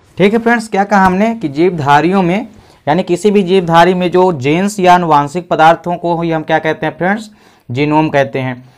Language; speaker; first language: Hindi; native; Hindi